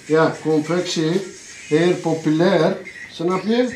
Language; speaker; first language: Dutch; non-native, learner; Turkish